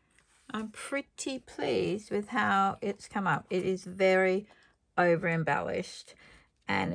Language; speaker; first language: English; native; English